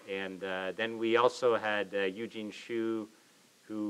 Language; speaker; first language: English; native; English